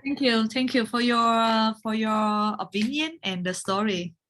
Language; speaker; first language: English; non-native, learner; Vietnamese